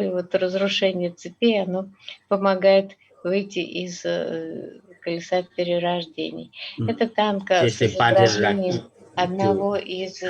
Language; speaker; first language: Russian; native; Russian